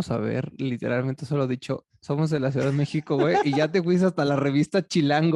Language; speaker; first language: Spanish; native; Spanish